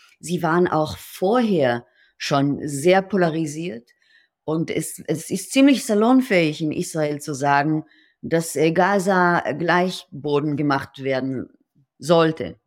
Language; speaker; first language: German; non-native, fluent; Hebrew